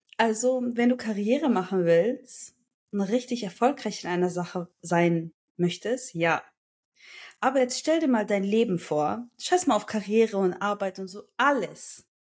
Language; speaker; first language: German; early bilingual, other home language; Turkish